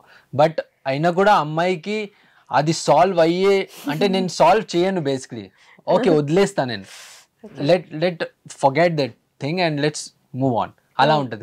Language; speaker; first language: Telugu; early bilingual, heritage; Telugu